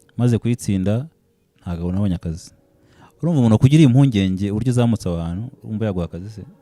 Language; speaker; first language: Kinyarwanda; early bilingual, heritage; Kinyarwanda